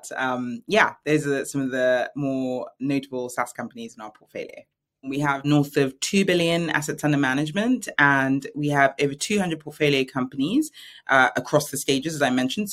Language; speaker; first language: English; native; English